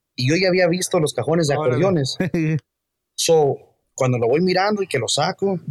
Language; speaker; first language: Spanish; early bilingual, heritage; Spanish